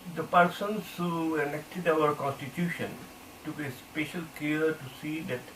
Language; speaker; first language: English; non-native, local second language; Hindi